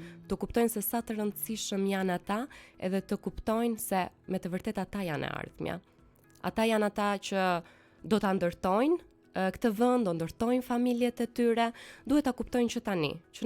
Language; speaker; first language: Albanian; native; Albanian